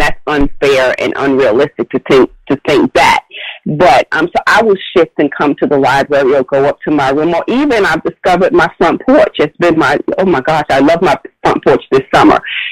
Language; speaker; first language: English; native; English